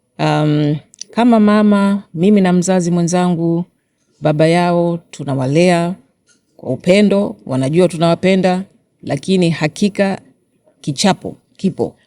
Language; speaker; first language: Swahili; native; Swahili